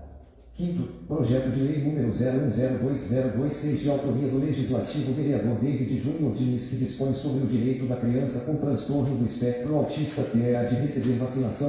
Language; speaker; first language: Portuguese; native; Portuguese